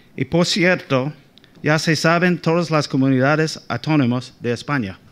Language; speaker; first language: Spanish; non-native, fluent; English